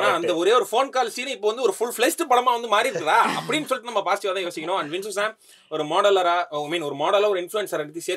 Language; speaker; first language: Tamil; native; Tamil